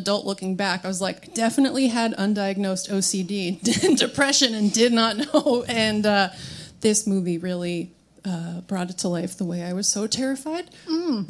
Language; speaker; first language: English; native; English